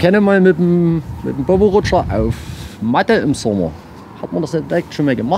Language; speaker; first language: German; native; German